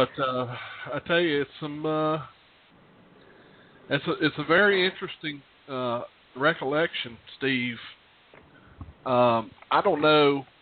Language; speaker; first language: English; native; English